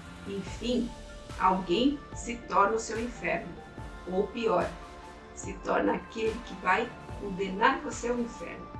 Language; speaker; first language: Portuguese; native; Portuguese